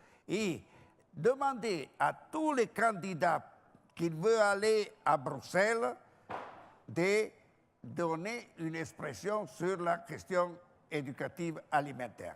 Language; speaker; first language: French; non-native, fluent; Italian